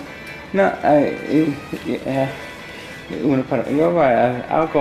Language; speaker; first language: Spanish; non-native, learner; English